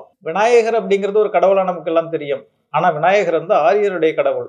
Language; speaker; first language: Tamil; native; Tamil